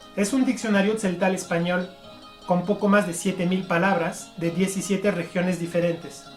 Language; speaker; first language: Spanish; non-native, fluent; French